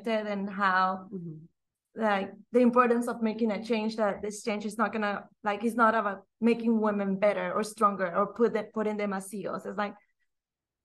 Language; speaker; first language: English; non-native, fluent; Spanish